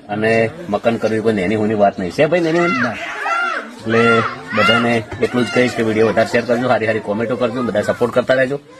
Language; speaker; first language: Gujarati; native; Gujarati